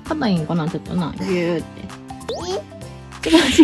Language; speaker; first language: Japanese; native; Japanese